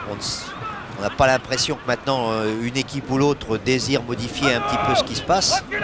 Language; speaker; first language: French; native; French